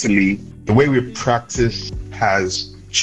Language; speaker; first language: English; non-native, local second language; Yoruba